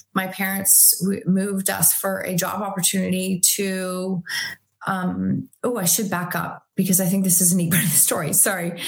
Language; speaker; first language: English; native; English